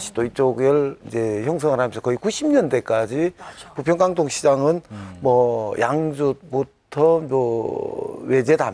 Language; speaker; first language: Korean; native; Korean